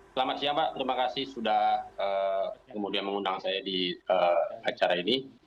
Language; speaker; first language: Indonesian; native; Indonesian